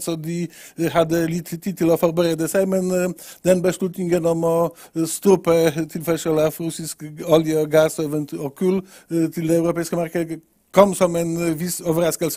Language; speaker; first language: Norwegian; non-native, fluent; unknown